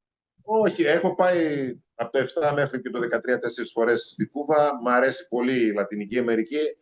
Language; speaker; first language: Greek; native; Greek